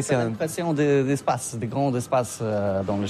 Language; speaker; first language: French; non-native, learner; Polish